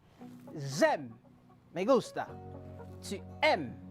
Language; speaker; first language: French; non-native, fluent; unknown